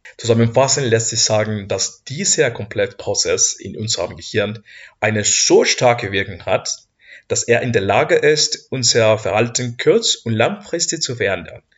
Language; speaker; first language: German; non-native, fluent; Spanish